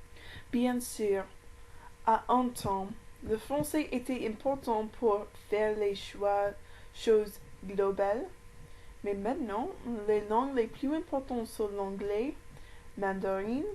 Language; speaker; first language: French; non-native, learner; English